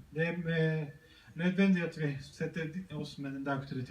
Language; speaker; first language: Swedish; early bilingual, other home language; Spanish